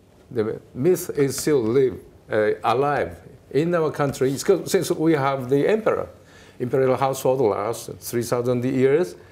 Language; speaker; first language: English; non-native, fluent; Japanese